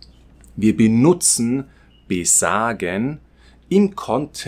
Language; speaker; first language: German; non-native, fluent; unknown